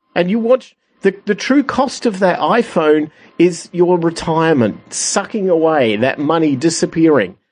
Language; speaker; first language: English; native; English